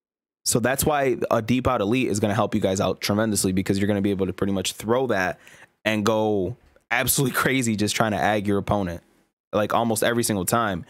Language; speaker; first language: English; native; English